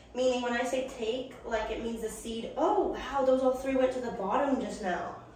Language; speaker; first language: English; native; English